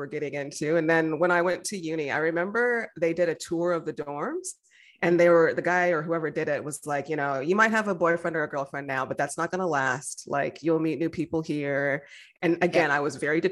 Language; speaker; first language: English; native; English